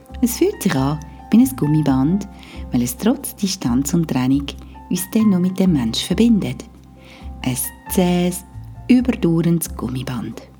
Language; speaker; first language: German; native; German